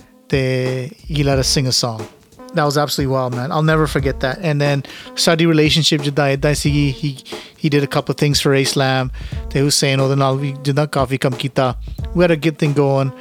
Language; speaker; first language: English; early bilingual, other home language; Punjabi